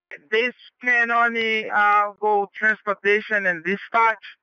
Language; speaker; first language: English; early bilingual, other home language; Spanish